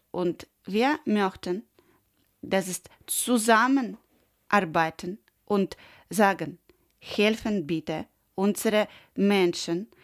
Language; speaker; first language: German; non-native, learner; Ukrainian